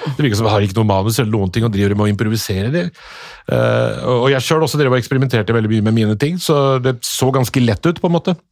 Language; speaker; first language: Norwegian; early bilingual, other home language; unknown